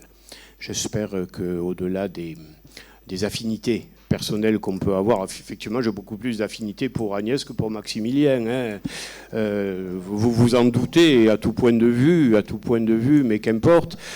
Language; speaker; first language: French; native; French